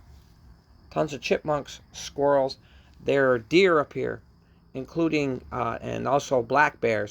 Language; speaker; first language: English; native; English